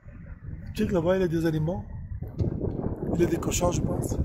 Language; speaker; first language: French; non-native, learner; Bulgarian